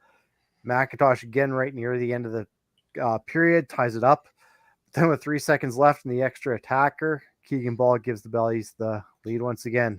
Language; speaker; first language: English; native; English